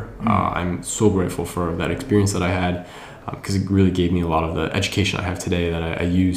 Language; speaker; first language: English; native; English